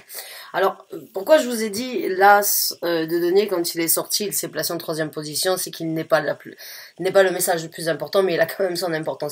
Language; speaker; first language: French; native; French